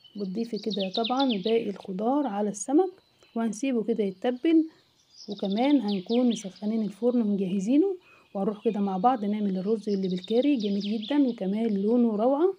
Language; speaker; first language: Arabic; native; Arabic